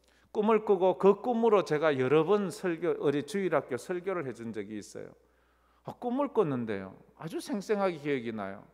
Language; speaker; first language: Korean; native; Korean